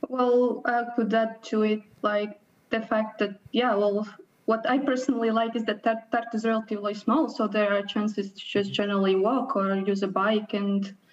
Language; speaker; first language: English; non-native, fluent; Latvian